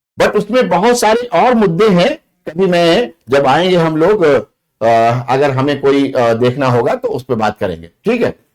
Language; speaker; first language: Hindi; native; Hindi